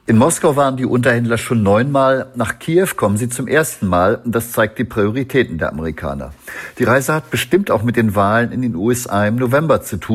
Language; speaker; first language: German; native; German